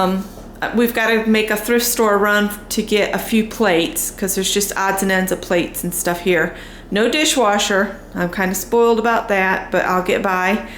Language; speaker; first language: English; native; English